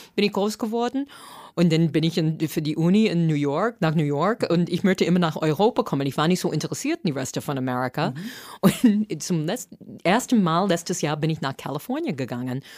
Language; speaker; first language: German; non-native, fluent; English